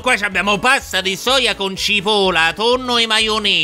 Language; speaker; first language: Italian; native; Italian